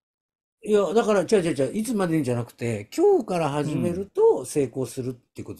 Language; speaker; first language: Japanese; native; Japanese